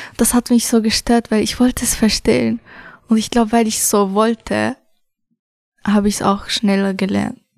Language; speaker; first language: German; early bilingual, other home language; Arabic